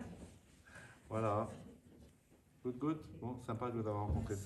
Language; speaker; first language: French; native; French